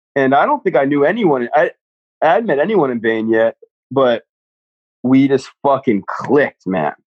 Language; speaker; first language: English; native; English